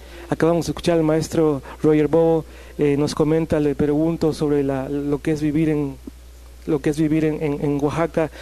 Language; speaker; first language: Spanish; native; Spanish